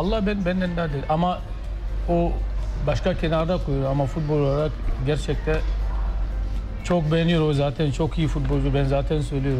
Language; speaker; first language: Turkish; non-native, learner; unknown